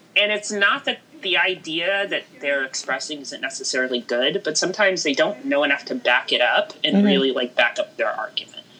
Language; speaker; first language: English; native; English